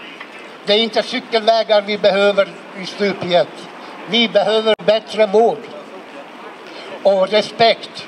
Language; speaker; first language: Swedish; non-native, fluent; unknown